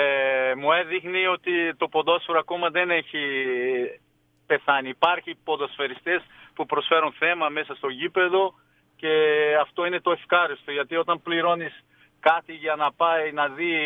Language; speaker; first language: Greek; non-native, fluent; Portuguese